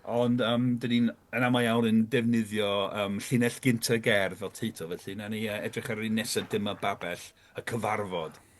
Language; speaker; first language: Welsh; non-native, fluent; English